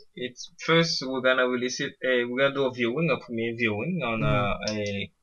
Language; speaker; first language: English; early bilingual, other home language; Haitian Creole